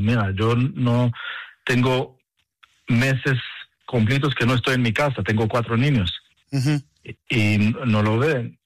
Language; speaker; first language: Spanish; non-native, learner; Hebrew